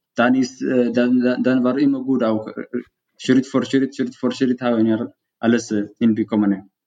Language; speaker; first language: German; non-native, learner; Tigrinya